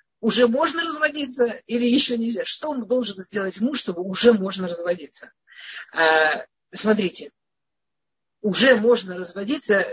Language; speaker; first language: Russian; early bilingual, heritage; Russian